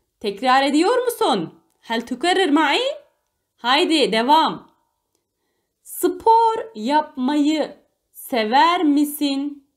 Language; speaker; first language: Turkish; non-native, fluent; Arabic